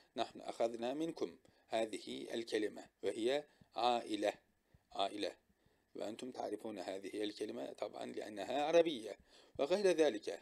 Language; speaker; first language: Arabic; non-native, fluent; Turkish